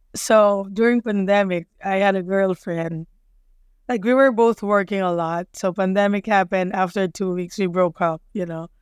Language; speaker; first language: English; non-native, local second language; Filipino